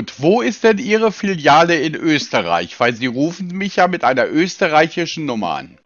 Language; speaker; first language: German; native; German